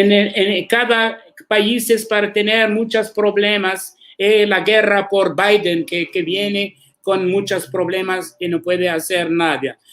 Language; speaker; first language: Spanish; non-native, learner; Arabic